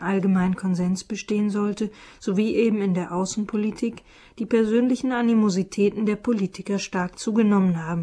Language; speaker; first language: German; native; German